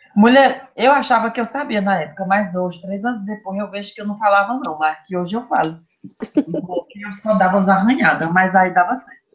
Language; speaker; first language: Portuguese; native; Portuguese